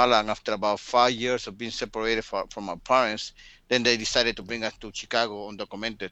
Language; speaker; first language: English; early bilingual, other home language; Spanish